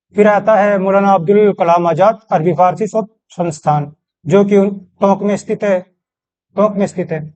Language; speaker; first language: Hindi; native; Hindi